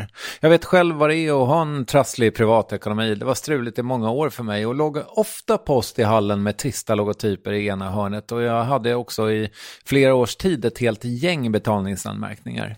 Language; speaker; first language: Swedish; native; Swedish